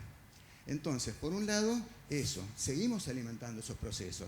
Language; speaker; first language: Spanish; native; Spanish